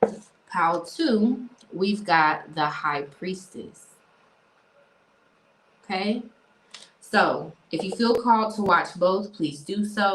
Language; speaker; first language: English; native; English